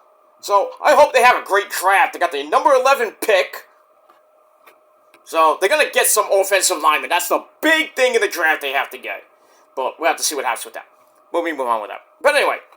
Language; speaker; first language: English; native; English